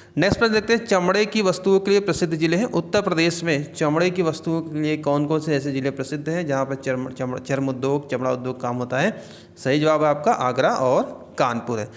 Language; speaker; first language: Hindi; native; Hindi